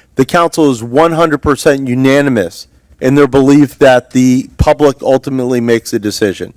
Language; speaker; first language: English; native; English